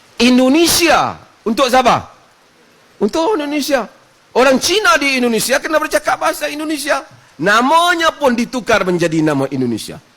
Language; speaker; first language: Malay; native; Malay